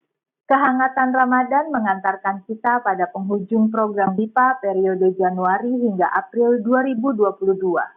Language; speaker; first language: Indonesian; native; Indonesian